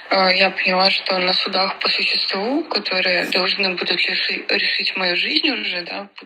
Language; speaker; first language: Russian; native; Russian